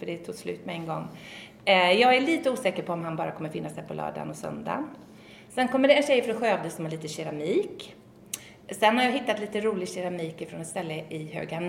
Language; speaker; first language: Swedish; native; Swedish